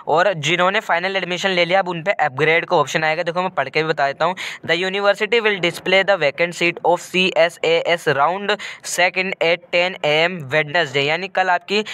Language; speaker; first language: Hindi; native; Hindi